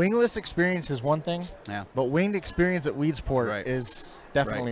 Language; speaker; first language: English; native; English